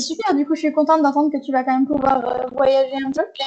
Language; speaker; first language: French; native; French